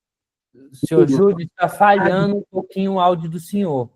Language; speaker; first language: Portuguese; native; Portuguese